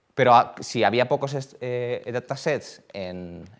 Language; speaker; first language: Spanish; native; Spanish